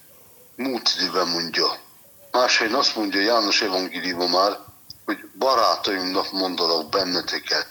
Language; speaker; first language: Hungarian; native; Hungarian